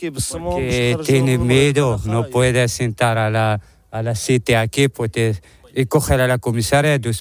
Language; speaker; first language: Spanish; non-native, learner; Arabic